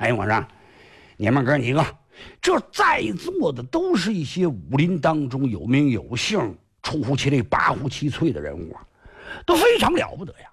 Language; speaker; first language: Chinese; native; Chinese